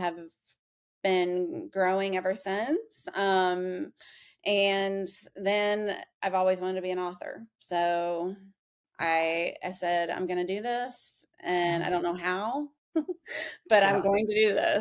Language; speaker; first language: English; native; English